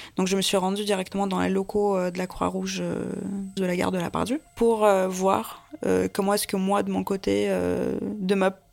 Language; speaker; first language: French; early bilingual, other home language; Russian